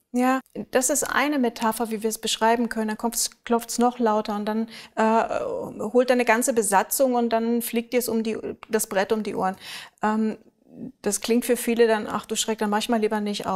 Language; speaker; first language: German; native; German